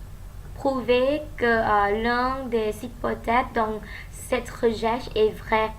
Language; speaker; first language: French; non-native, learner; Thai